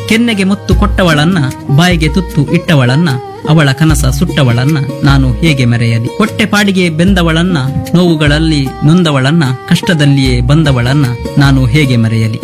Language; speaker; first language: Kannada; non-native, local second language; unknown